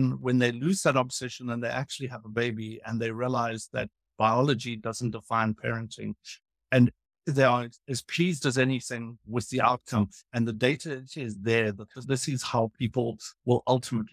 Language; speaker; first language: English; native; English